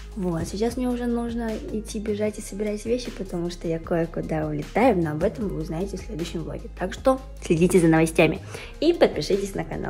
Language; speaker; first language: Russian; native; Russian